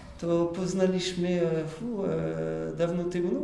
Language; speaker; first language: Polish; non-native, learner; French